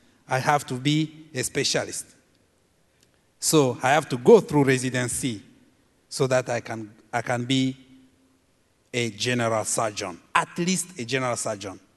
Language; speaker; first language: English; non-native, fluent; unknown